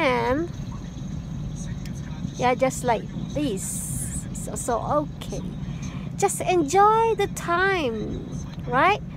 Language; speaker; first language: English; non-native, fluent; Indonesian